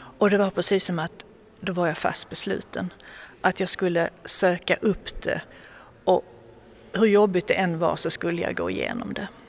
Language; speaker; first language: Swedish; native; Swedish